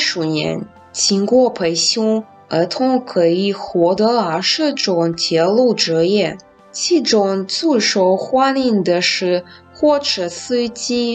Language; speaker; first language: Chinese; non-native, learner; Russian